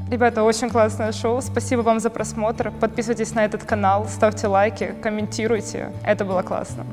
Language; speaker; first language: Russian; native; Russian